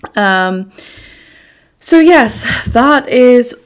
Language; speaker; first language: English; native; English